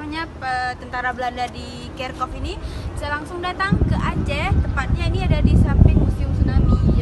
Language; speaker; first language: Indonesian; native; Indonesian